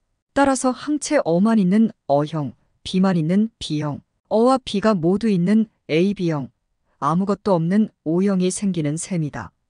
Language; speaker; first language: Korean; native; Korean